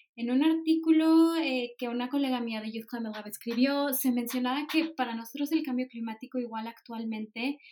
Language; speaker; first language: Spanish; native; Spanish